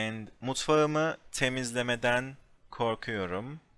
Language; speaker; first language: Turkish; non-native, fluent; English